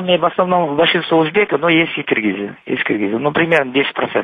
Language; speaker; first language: Russian; non-native, local second language; Kyrgyz